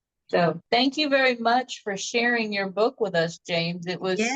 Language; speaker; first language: English; native; English